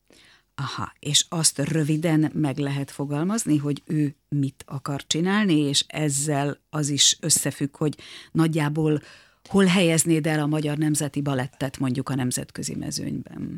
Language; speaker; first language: Hungarian; native; Hungarian